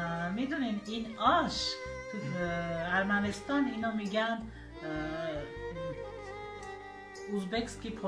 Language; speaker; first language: Persian; non-native, local second language; Armenian